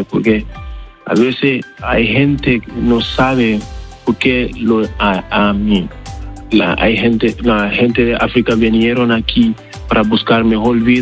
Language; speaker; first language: Spanish; non-native, learner; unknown